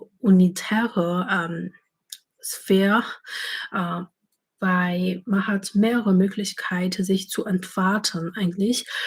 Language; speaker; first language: German; non-native, fluent; Chinese